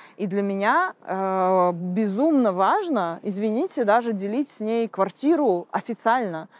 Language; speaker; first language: Russian; native; Russian